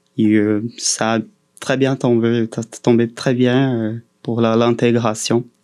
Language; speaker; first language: French; non-native, fluent; Portuguese